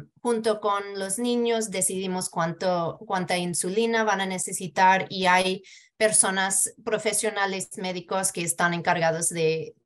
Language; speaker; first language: Spanish; early bilingual, heritage; Spanish